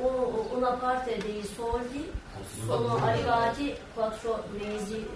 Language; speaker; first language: Italian; non-native, learner; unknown